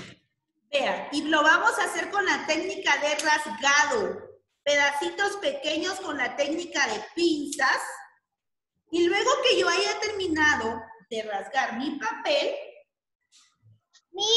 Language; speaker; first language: Spanish; native; Spanish